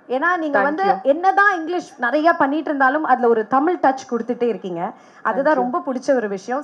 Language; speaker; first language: Tamil; native; Tamil